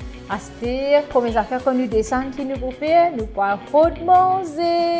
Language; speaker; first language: French; non-native, local second language; Morisyen